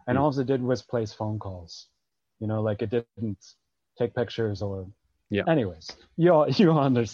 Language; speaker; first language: English; native; English